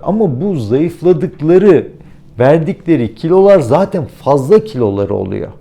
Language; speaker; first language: Turkish; native; Turkish